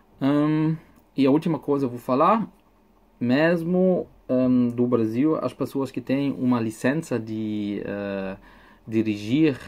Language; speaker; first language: Portuguese; non-native, fluent; German